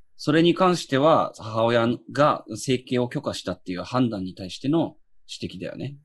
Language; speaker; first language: Japanese; native; Japanese